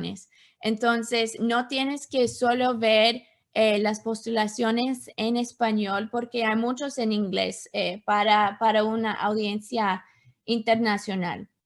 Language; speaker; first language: Spanish; non-native, fluent; English